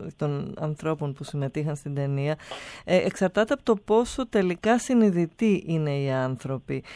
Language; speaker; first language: Greek; native; Greek